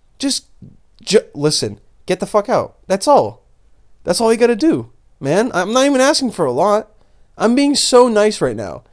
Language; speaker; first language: English; early bilingual, other home language; Bosnian